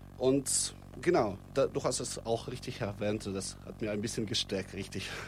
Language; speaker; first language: German; non-native, fluent; Russian